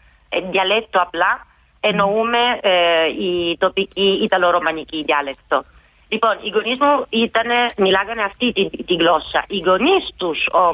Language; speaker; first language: Greek; non-native, fluent; Italian